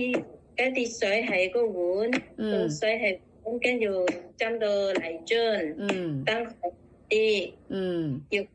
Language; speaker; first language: Chinese; non-native, learner; Indonesian